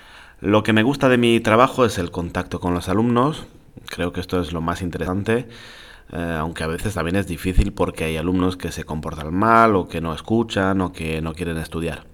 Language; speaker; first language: Spanish; non-native, fluent; French